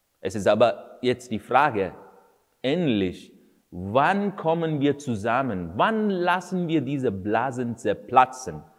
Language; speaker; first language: German; non-native, fluent; Kannada